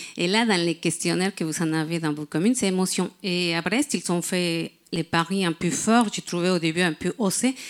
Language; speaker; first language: French; non-native, fluent; Spanish